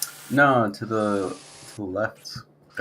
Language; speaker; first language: English; native; English